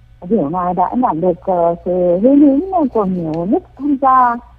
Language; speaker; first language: Vietnamese; non-native, fluent; Ukrainian